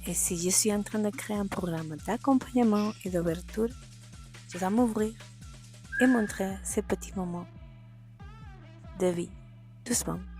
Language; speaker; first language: French; non-native, fluent; Spanish